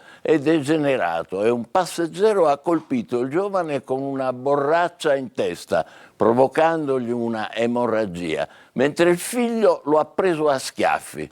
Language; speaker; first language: Italian; native; Italian